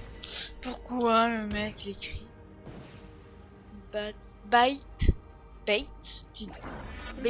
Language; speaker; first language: French; native; French